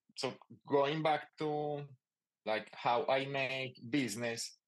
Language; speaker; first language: English; non-native, fluent; Spanish